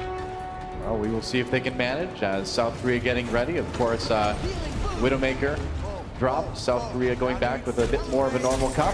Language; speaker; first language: English; native; English